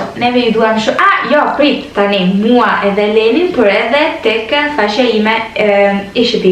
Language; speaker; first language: Albanian; early bilingual, heritage; Albanian